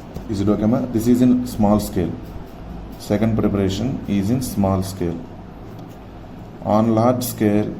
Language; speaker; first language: English; non-native, local second language; Telugu